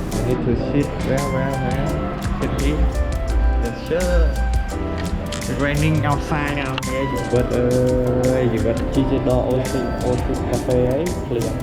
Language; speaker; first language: English; non-native, learner; Khmer